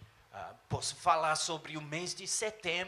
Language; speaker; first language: Portuguese; non-native, fluent; English